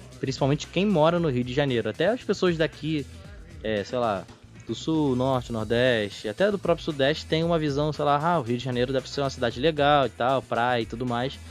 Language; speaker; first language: Portuguese; native; Portuguese